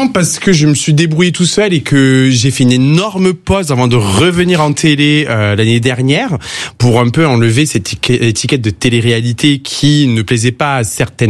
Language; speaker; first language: French; native; French